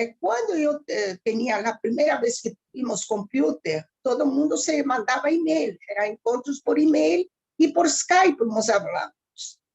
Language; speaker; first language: Spanish; early bilingual, heritage; Ladino